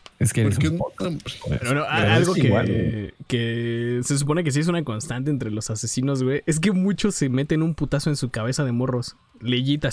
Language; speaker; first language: Spanish; native; Spanish